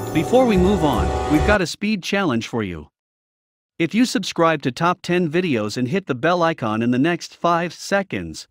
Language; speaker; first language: English; native; English